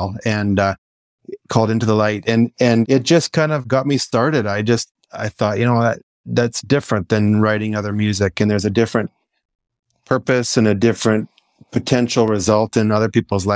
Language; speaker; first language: English; native; English